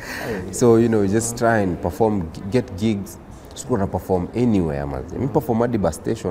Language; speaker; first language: English; non-native, local second language; Swahili